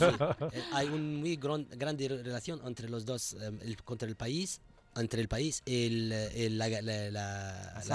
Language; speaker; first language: Spanish; non-native, fluent; Arabic